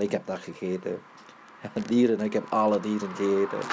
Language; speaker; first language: Dutch; early bilingual, other home language; Vietnamese